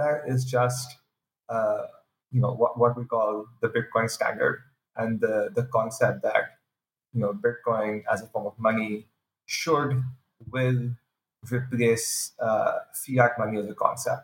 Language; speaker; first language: English; non-native, local second language; Urdu